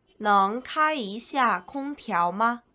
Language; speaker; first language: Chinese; non-native, fluent; Korean